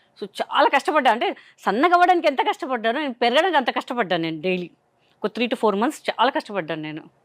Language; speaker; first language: Telugu; non-native, local second language; Hindi